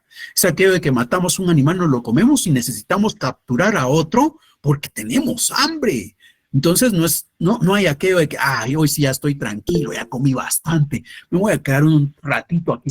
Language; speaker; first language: Spanish; native; Spanish